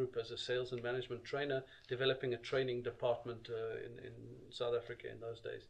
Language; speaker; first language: English; native; English